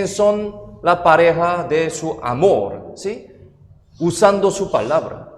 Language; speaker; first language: Spanish; non-native, fluent; Korean